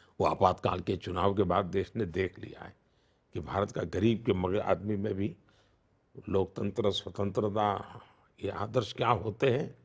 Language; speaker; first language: Hindi; non-native, local second language; Gujarati